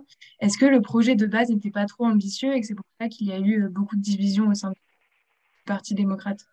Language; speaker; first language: French; native; French